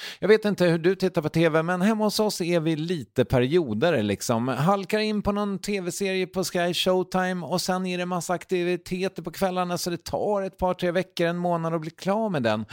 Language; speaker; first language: Swedish; native; Swedish